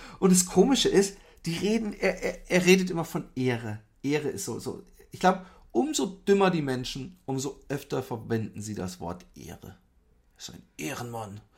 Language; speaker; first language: German; early bilingual, other home language; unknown